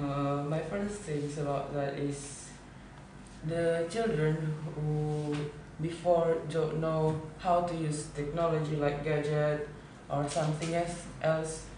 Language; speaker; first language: English; non-native, learner; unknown